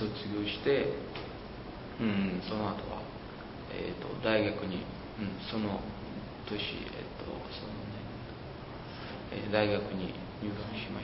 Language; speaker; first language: Japanese; non-native, fluent; Uzbek